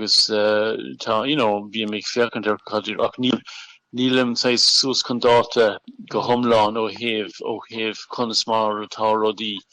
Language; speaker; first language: Irish; non-native, local second language; English